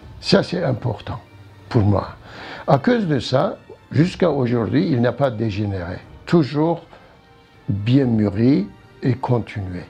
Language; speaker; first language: French; non-native, learner; Turkish